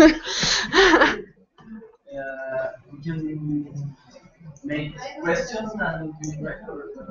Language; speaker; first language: English; non-native, learner; Spanish